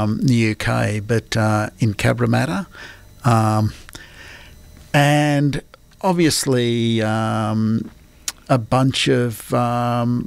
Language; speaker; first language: English; native; English